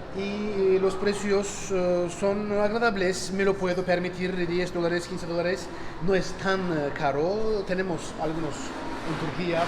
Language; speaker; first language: Spanish; non-native, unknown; Turkish